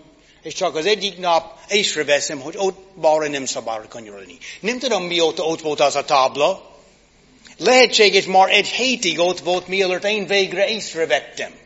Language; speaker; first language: Hungarian; non-native, fluent; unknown